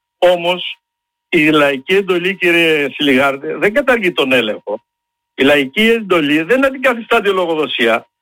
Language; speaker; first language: Greek; native; Greek